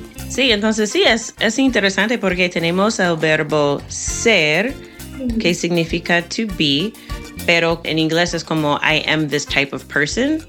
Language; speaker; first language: Spanish; non-native, fluent; English